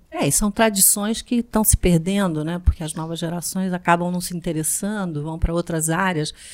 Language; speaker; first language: Portuguese; native; Portuguese